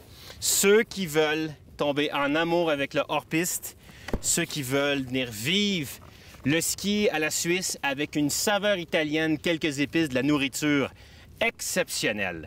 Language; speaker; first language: French; native; French